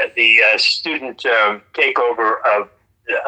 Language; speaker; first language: English; native; English